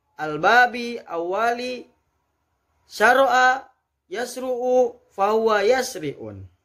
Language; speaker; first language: Arabic; non-native, learner; Indonesian